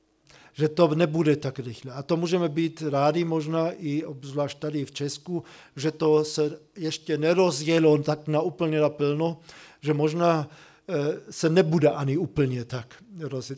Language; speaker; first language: Czech; non-native, fluent; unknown